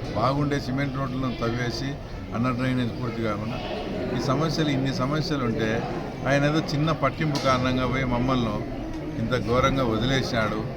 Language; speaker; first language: Telugu; native; Telugu